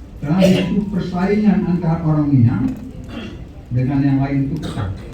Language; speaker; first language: Indonesian; native; Indonesian